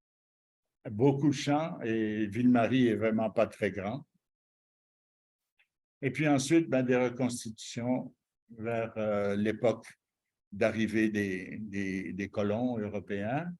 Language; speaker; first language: French; native; French